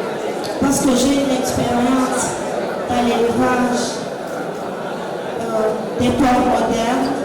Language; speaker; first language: French; non-native, local second language; Rundi